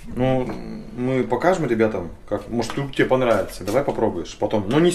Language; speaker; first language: Russian; native; Russian